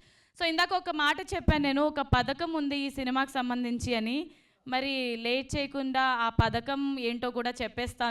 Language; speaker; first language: Telugu; native; Telugu